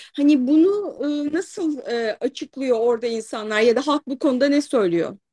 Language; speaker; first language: Turkish; native; Turkish